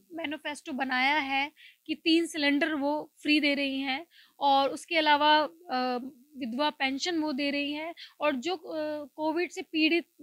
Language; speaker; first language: Hindi; native; Hindi